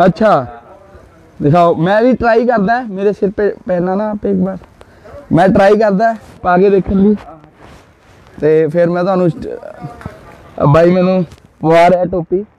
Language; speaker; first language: Hindi; non-native, local second language; Punjabi